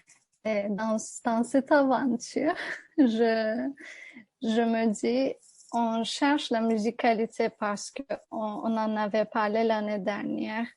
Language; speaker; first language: French; non-native, fluent; Turkish